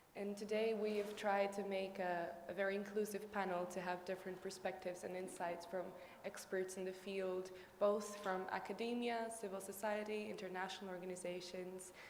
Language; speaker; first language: English; non-native, fluent; Albanian